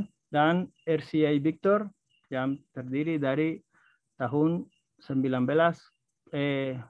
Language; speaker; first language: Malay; non-native, fluent; Spanish